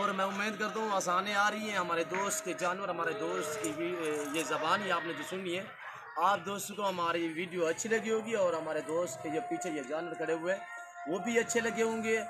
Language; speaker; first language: Urdu; non-native, local second language; Saraiki